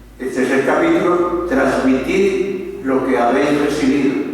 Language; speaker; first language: Spanish; native; Spanish